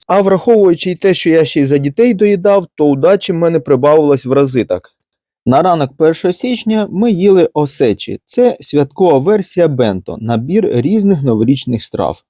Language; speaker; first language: Ukrainian; native; Ukrainian